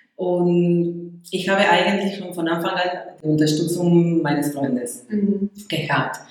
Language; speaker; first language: German; non-native, fluent; Spanish